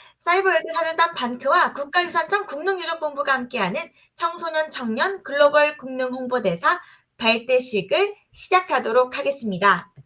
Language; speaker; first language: Korean; native; Korean